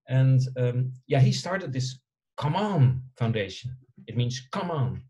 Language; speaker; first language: English; non-native, fluent; Dutch